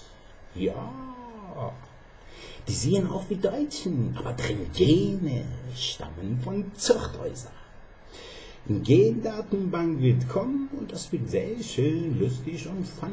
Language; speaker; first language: German; non-native, fluent; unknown